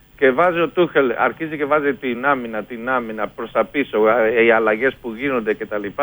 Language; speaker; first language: Greek; non-native, fluent; Spanish